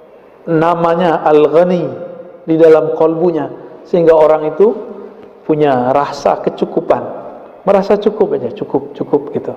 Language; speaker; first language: Indonesian; native; Indonesian